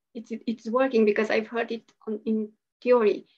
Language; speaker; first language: English; non-native, fluent; Romanian